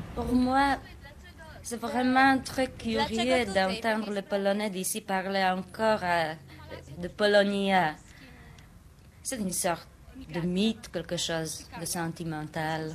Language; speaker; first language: French; non-native, fluent; Polish